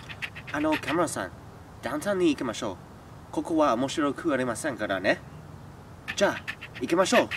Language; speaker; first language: Japanese; non-native, learner; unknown